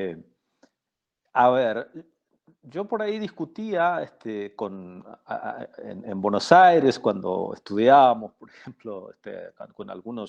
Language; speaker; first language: Spanish; non-native, local second language; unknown